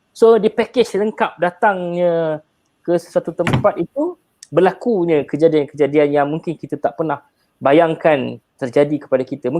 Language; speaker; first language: Malay; native; Malay